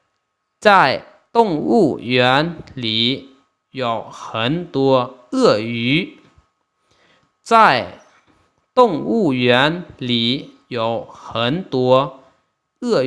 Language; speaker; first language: Chinese; non-native, fluent; Lao